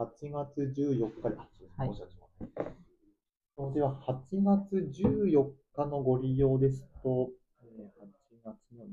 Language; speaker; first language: Japanese; native; Japanese